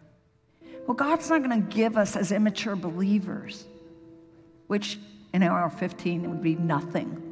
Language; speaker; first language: English; native; English